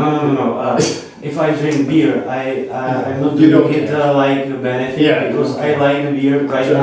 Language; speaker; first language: English; non-native, learner; Czech